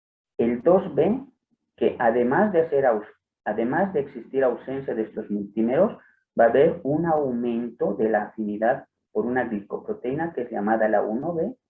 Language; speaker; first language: Spanish; native; Spanish